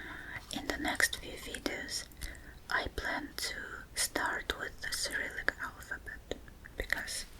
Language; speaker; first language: English; non-native, fluent; Russian